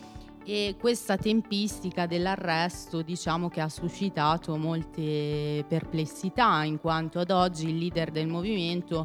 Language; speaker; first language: Italian; native; Italian